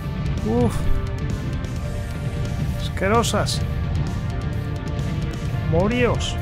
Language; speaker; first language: Spanish; native; Spanish